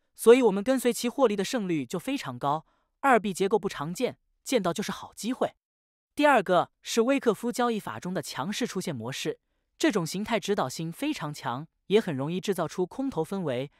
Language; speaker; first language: Chinese; native; Chinese